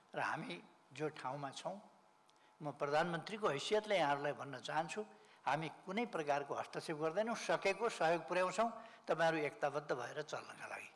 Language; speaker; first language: Nepali; native; Nepali